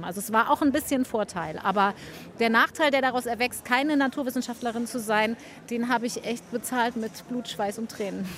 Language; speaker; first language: German; native; German